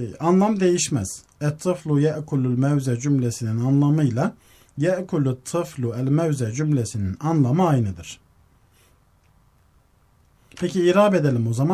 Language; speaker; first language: Turkish; native; Turkish